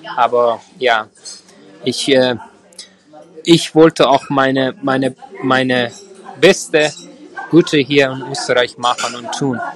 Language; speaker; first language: German; non-native, learner; Persian